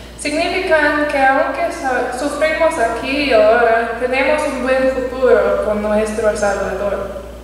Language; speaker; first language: Spanish; non-native, learner; English